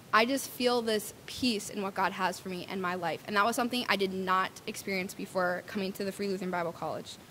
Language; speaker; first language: English; native; English